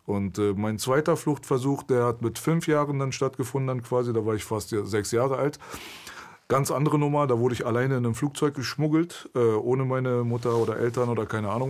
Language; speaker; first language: German; early bilingual, other home language; Persian